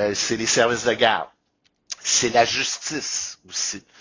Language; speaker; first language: French; native; French